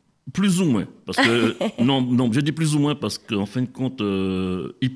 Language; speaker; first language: French; native; French